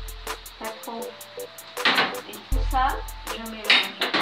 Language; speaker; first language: French; non-native, fluent; Vietnamese